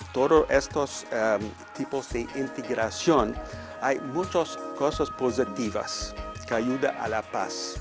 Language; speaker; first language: Spanish; non-native, fluent; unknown